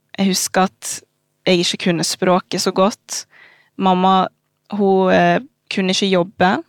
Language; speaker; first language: Norwegian; early bilingual, other home language; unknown